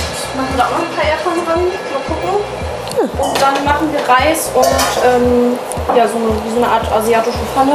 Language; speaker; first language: German; native; German